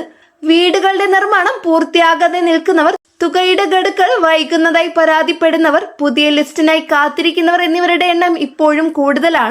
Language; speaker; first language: Malayalam; native; Malayalam